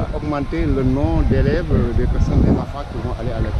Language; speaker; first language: French; non-native, local second language; Wolof